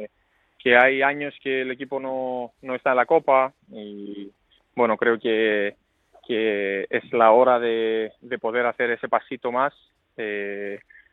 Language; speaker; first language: Spanish; non-native, fluent; Greek